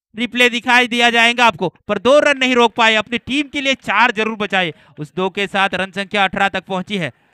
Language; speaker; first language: Hindi; non-native, local second language; Gujarati